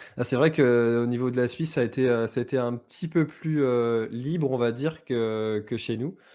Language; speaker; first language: French; native; French